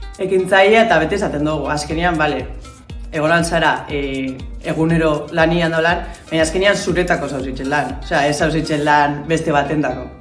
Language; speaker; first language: Basque; native; Basque